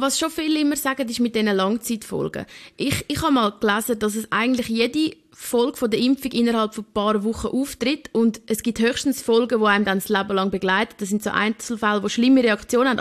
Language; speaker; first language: German; native; German